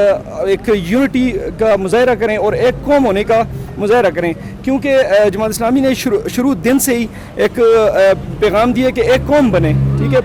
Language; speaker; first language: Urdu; non-native, local second language; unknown